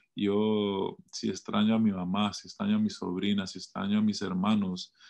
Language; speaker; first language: Spanish; early bilingual, heritage; Spanish